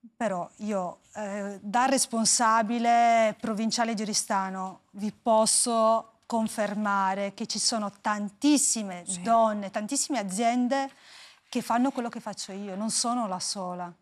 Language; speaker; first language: Italian; native; Italian